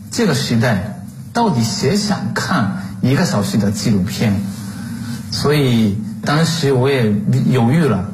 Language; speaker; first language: Chinese; non-native, fluent; Japanese